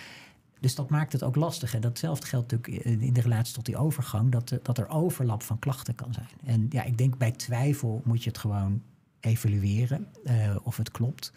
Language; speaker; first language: Dutch; native; Dutch